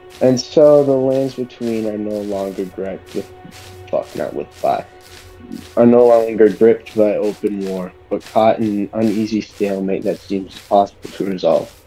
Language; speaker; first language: English; native; English